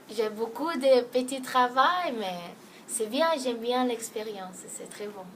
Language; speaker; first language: French; non-native, learner; Portuguese